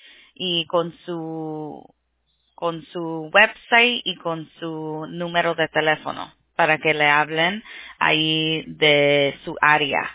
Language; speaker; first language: Spanish; early bilingual, heritage; Spanish